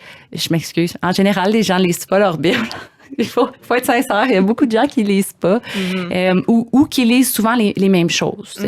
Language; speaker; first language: French; native; French